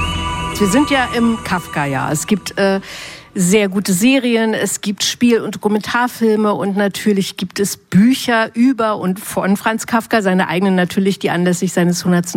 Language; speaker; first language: German; native; German